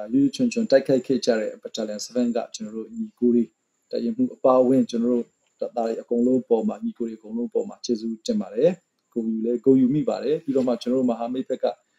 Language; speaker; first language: Burmese; non-native, local second language; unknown